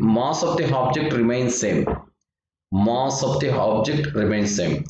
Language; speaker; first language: English; non-native, local second language; Kannada